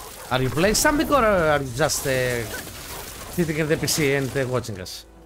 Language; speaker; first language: English; non-native, fluent; Greek